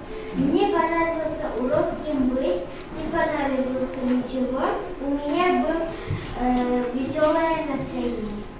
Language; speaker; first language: Russian; non-native, local second language; Kazakh